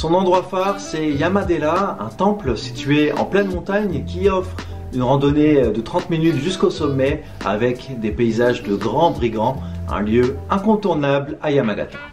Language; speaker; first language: French; native; French